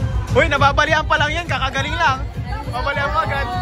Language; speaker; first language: Filipino; native; Filipino